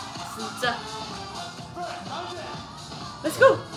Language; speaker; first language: English; non-native, learner; Korean